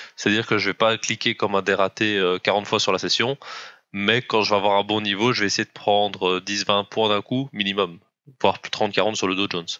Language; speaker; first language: French; native; French